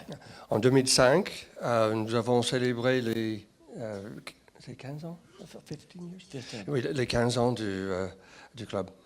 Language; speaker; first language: French; non-native, fluent; English